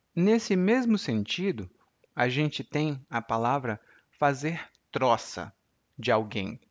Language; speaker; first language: Portuguese; native; Portuguese